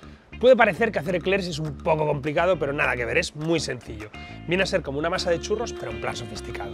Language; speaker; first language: Spanish; native; Spanish